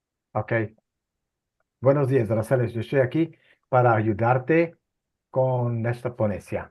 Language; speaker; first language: Spanish; non-native, fluent; Portuguese